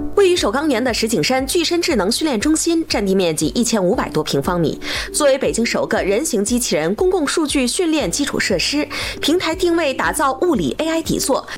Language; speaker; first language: Chinese; native; Chinese